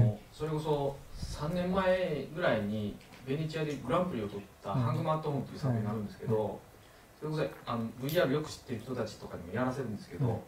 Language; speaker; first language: Japanese; native; Japanese